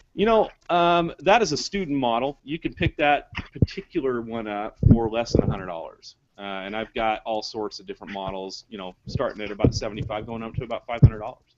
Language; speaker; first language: English; native; English